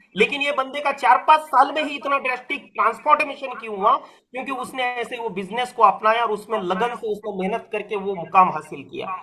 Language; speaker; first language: Hindi; non-native, local second language; Marathi